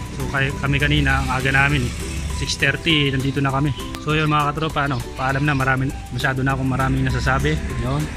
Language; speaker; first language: Filipino; native; Filipino